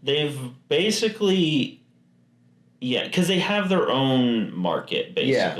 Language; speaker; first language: English; native; English